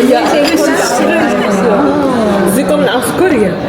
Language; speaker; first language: German; non-native, learner; Arabic